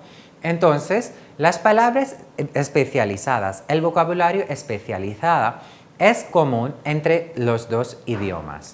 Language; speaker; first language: Spanish; non-native, fluent; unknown